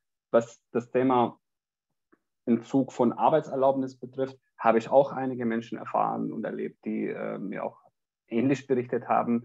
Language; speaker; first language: German; non-native, fluent; Arabic